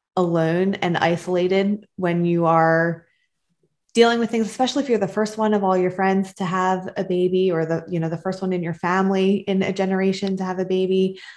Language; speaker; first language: English; native; English